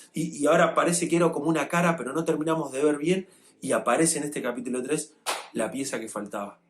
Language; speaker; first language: Spanish; native; Spanish